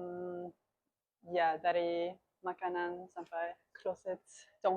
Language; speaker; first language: Indonesian; non-native, learner; German